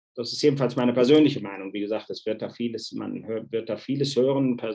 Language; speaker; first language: German; native; German